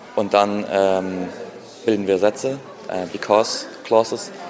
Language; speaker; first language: German; native; German